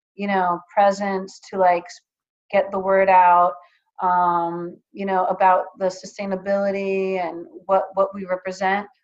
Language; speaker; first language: English; early bilingual, other home language; Greek